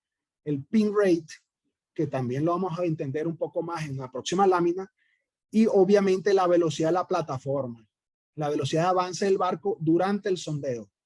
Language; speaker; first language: Spanish; native; Spanish